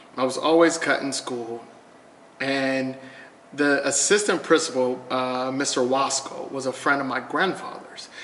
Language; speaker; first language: English; native; English